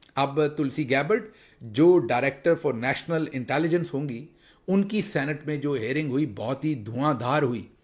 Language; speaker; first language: Urdu; non-native, local second language; Punjabi